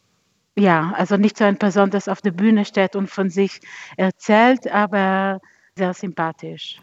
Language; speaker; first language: German; non-native, fluent; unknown